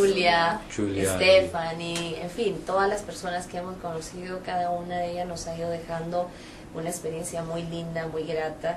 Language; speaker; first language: Spanish; native; Spanish